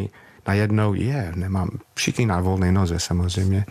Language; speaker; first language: Czech; non-native, fluent; English